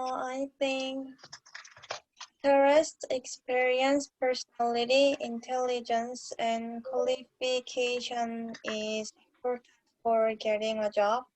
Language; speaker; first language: English; non-native, learner; Korean